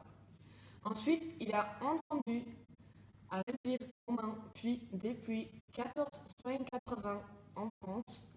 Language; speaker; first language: French; non-native, learner; Dutch